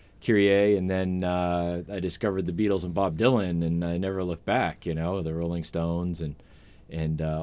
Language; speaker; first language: English; native; English